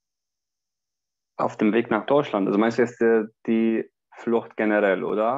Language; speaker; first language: German; non-native, fluent; Arabic